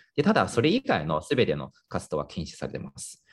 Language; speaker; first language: Japanese; non-native, fluent; Chinese